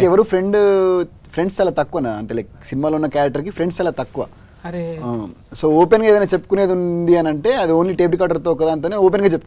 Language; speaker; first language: Telugu; native; Telugu